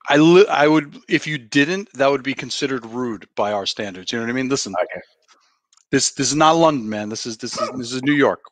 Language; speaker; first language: English; native; English